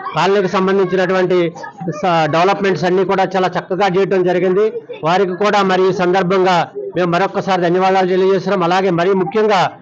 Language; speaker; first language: Telugu; native; Telugu